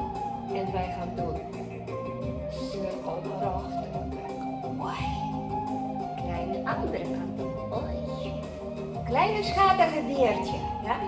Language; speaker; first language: Dutch; non-native, learner; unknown